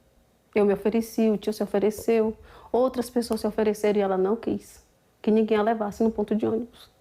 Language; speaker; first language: Portuguese; native; Portuguese